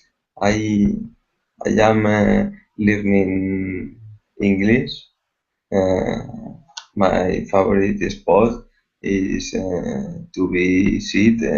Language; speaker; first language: English; non-native, learner; Spanish